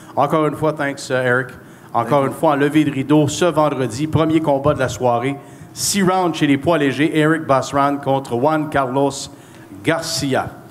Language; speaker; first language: French; native; French